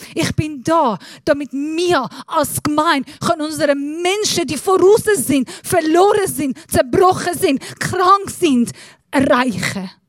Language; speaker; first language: German; non-native, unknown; Persian